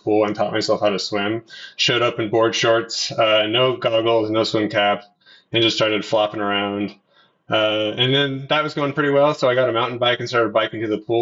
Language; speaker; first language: English; native; English